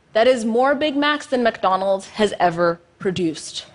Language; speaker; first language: English; non-native, fluent; Amharic